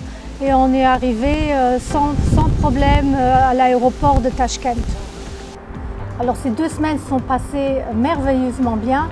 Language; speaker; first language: French; non-native, local second language; Luxembourgish